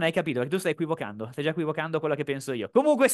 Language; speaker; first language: Italian; native; Italian